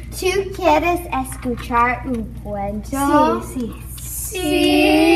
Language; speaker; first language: Spanish; non-native, learner; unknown